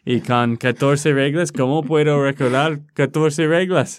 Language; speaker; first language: Spanish; non-native, fluent; English